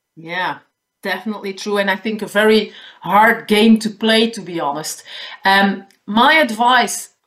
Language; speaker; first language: English; non-native, fluent; Dutch